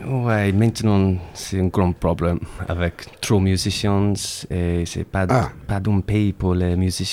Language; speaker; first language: French; non-native, learner; English